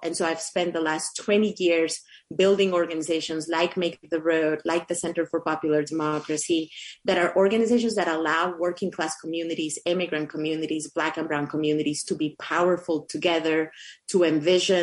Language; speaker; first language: English; non-native, fluent; Spanish